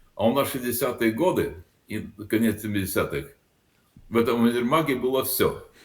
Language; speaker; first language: Russian; non-native, local second language; Latvian